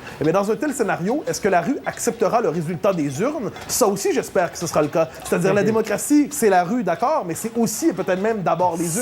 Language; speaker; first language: French; native; French